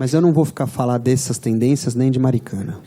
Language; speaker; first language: Portuguese; native; Portuguese